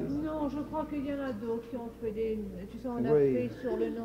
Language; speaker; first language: French; native; French